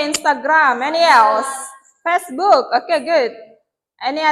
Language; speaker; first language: English; non-native, learner; Indonesian